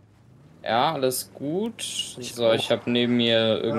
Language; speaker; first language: German; native; German